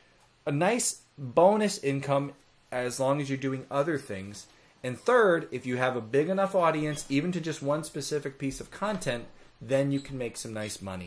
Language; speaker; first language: English; native; English